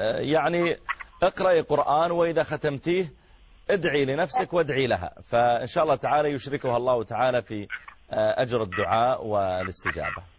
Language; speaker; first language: Arabic; native; Arabic